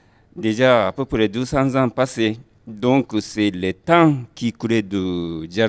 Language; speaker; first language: French; non-native, learner; Japanese